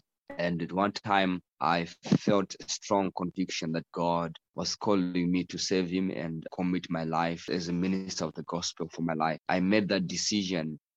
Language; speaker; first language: English; non-native, local second language; Shona